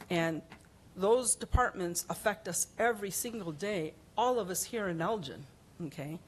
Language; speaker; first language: English; early bilingual, other home language; Spanish